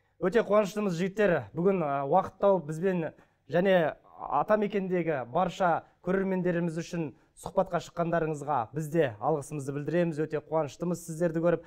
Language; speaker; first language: Kazakh; native; Kazakh